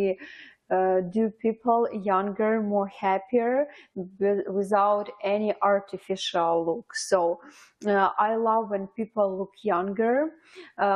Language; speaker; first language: English; non-native, fluent; Ukrainian